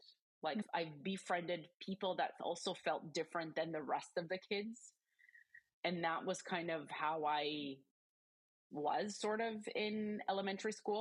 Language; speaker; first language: English; early bilingual, other home language; Croatian